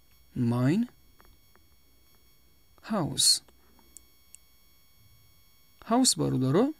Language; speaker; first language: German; non-native, fluent; Tajik